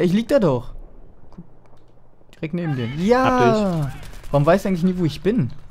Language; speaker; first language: German; native; German